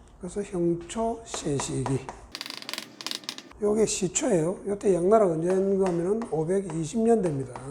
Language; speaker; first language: Korean; native; Korean